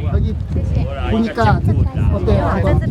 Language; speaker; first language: Korean; non-native, learner; Japanese